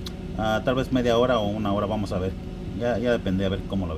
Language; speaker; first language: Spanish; early bilingual, heritage; Spanish